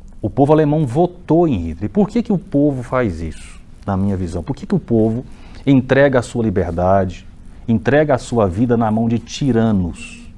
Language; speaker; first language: Portuguese; native; Portuguese